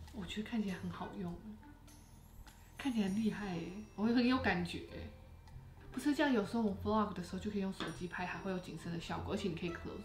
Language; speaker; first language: Chinese; native; Chinese